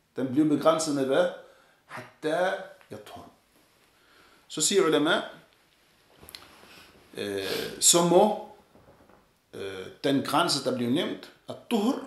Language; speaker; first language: Danish; early bilingual, other home language; Arabic